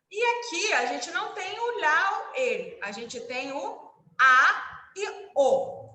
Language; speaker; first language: Portuguese; native; Portuguese